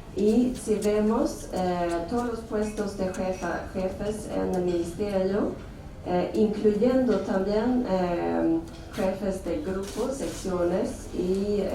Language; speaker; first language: Spanish; non-native, fluent; Swedish